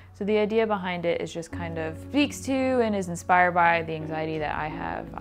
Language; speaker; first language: English; native; English